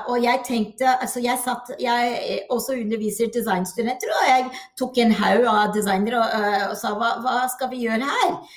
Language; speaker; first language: Norwegian; non-native, fluent; English